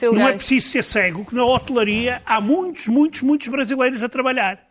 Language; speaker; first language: Portuguese; native; Portuguese